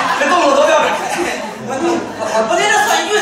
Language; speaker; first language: Chinese; native; Chinese